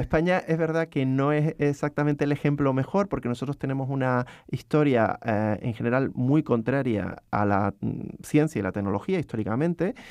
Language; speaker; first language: Spanish; native; Spanish